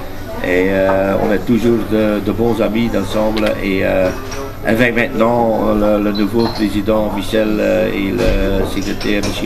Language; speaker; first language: French; non-native, learner; Dutch